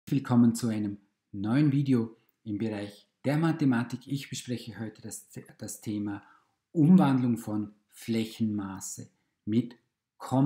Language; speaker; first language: German; native; German